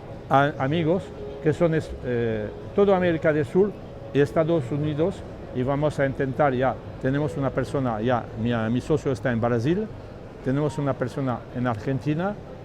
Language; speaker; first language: Spanish; non-native, learner; French